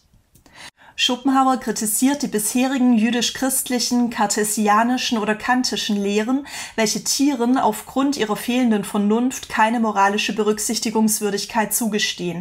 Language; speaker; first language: German; native; German